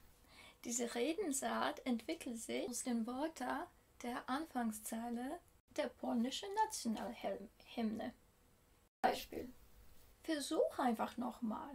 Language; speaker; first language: German; non-native, fluent; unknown